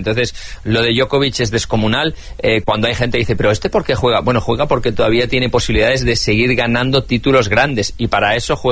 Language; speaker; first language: Spanish; native; Spanish